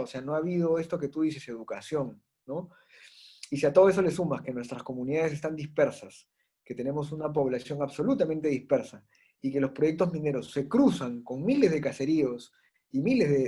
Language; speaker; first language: Spanish; native; Spanish